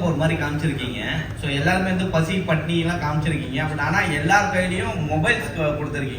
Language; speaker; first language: Tamil; native; Tamil